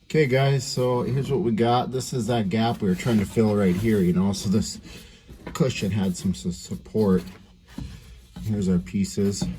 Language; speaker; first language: English; native; English